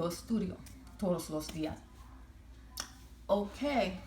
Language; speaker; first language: Spanish; non-native, learner; English